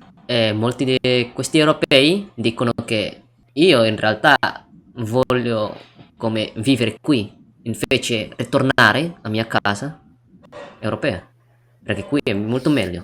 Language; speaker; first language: Italian; non-native, learner; Indonesian